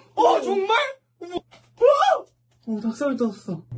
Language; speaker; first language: Korean; native; Korean